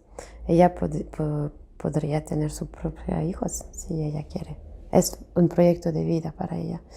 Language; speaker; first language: Spanish; non-native, fluent; French